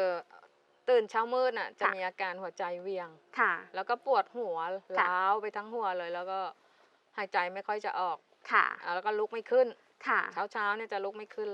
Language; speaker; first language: Thai; native; Thai